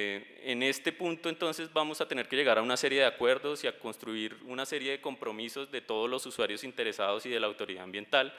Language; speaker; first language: Spanish; native; Spanish